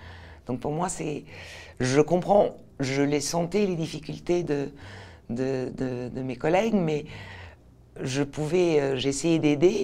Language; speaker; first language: French; non-native, fluent; Portuguese